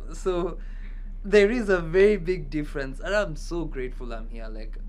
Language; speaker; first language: English; non-native, local second language; Kikuyu